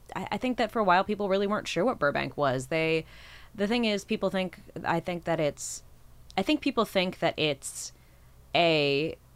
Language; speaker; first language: English; native; English